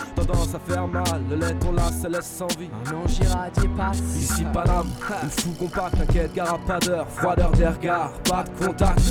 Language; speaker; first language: French; native; French